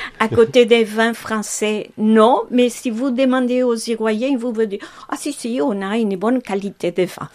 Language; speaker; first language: French; non-native, fluent; Spanish